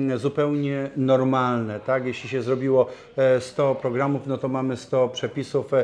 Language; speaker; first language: Polish; native; Polish